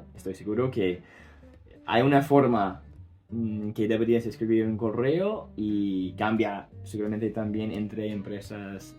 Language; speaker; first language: Spanish; non-native, fluent; English